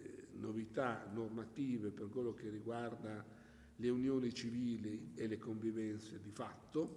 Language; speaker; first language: Italian; native; Italian